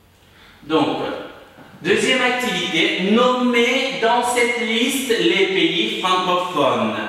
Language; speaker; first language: French; non-native, fluent; Uzbek